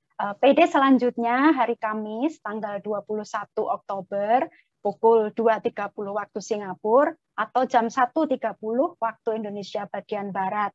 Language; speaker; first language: Indonesian; native; Indonesian